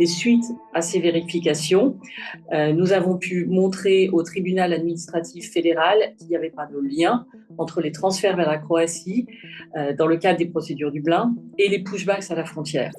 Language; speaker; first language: French; native; French